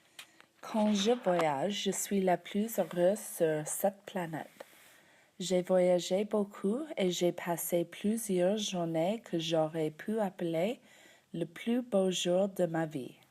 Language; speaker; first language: French; non-native, learner; English